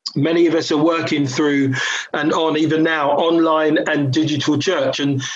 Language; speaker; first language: English; native; English